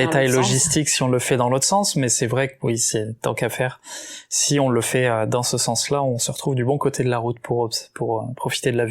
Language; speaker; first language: French; native; French